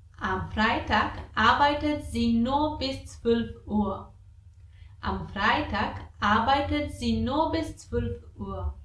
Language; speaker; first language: German; non-native, fluent; Polish